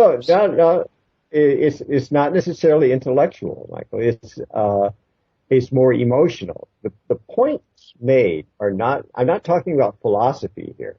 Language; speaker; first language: English; native; English